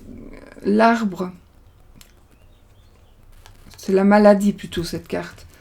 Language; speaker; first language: French; native; French